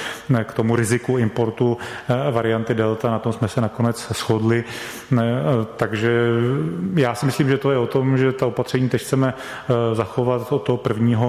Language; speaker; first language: Czech; native; Czech